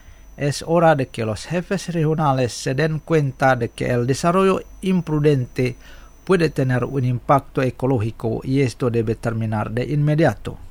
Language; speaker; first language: Spanish; non-native, fluent; Indonesian